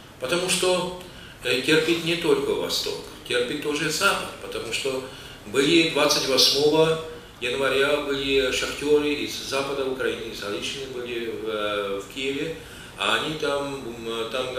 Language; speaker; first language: Russian; non-native, fluent; Czech